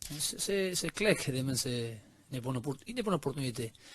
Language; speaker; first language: French; non-native, learner; Spanish